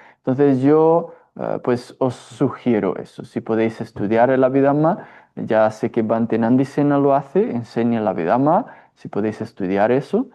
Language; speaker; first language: Spanish; non-native, fluent; Portuguese